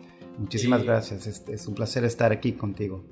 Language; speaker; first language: Spanish; non-native, fluent; Hebrew